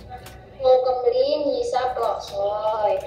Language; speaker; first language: Cantonese; non-native, learner; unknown